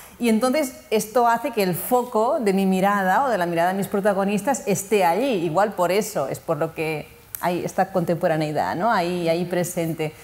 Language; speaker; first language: Spanish; non-native, local second language; Catalan